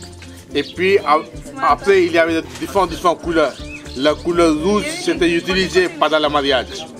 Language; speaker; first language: French; non-native, fluent; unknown